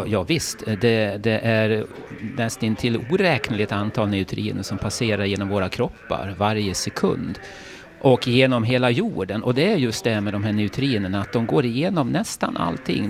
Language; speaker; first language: Swedish; native; Swedish